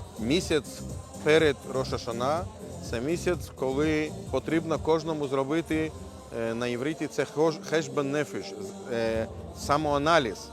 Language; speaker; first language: Ukrainian; non-native, local second language; Russian